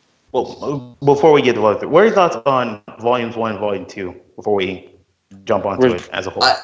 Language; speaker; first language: English; native; English